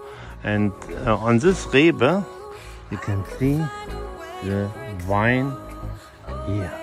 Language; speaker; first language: English; non-native, learner; German